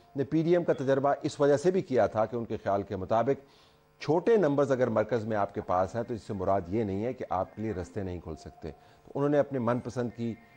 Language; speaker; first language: Urdu; native; Urdu